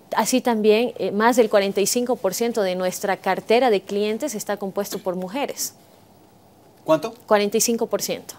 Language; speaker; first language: Spanish; native; Spanish